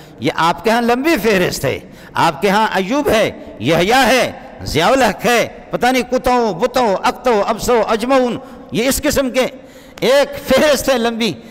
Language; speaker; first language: Urdu; non-native, local second language; Brahui